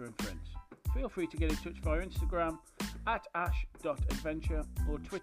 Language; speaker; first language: English; native; English